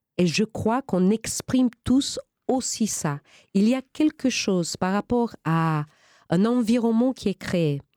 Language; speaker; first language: French; non-native, fluent; Romanian